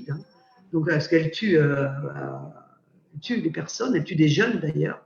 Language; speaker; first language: French; native; French